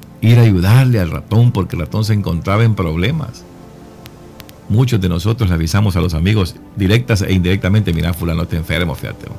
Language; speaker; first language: Spanish; native; Spanish